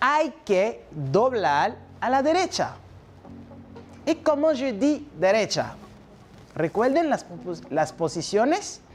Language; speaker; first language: Spanish; non-native, fluent; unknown